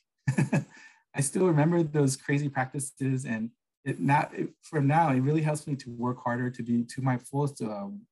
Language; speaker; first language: English; non-native, fluent; Korean